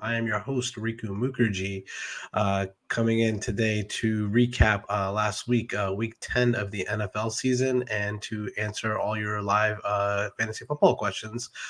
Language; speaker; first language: English; native; English